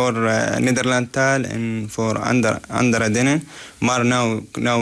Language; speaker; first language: Dutch; non-native, learner; Arabic